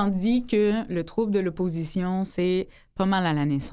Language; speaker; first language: French; native; French